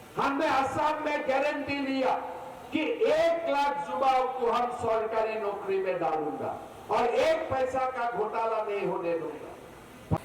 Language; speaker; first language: Hindi; non-native, local second language; Assamese